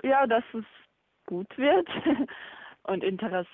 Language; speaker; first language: German; non-native, fluent; Bosnian